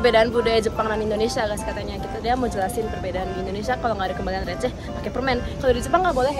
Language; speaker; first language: Indonesian; native; Indonesian